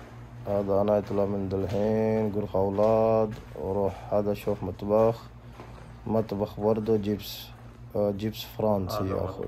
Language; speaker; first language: Arabic; non-native, learner; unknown